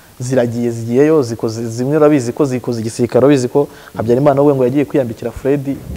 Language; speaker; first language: Kinyarwanda; native; Kinyarwanda